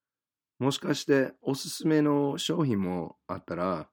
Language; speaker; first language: Japanese; non-native, fluent; English